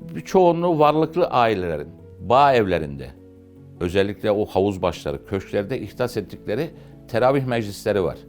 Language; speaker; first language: Turkish; native; Turkish